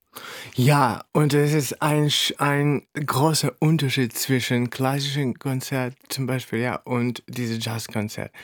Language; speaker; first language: German; non-native, fluent; Russian